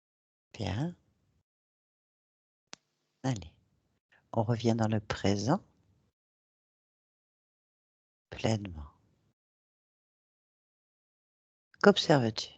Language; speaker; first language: French; native; French